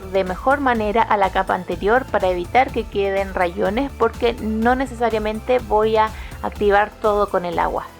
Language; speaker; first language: Spanish; native; Spanish